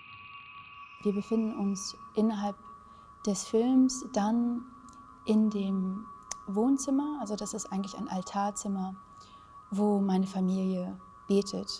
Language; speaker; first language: German; early bilingual, other home language; Vietnamese